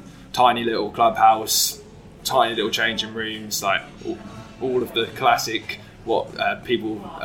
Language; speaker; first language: English; native; English